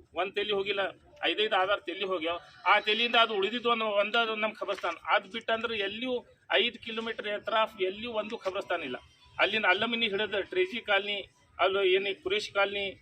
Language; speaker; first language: Kannada; non-native, local second language; Urdu